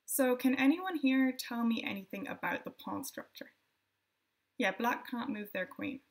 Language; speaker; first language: English; native; English